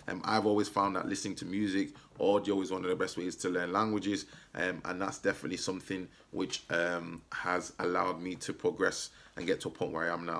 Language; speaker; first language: English; native; English